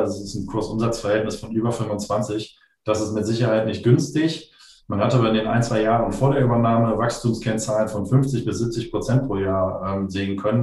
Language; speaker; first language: German; native; German